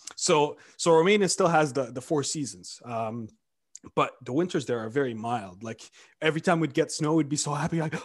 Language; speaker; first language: English; early bilingual, other home language; Romanian